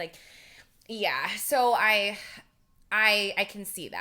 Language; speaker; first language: English; native; English